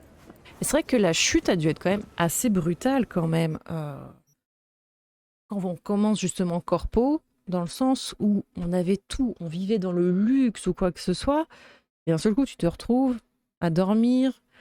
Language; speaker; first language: French; native; French